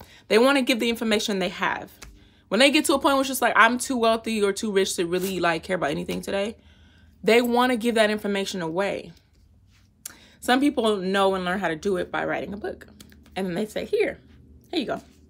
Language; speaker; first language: English; native; English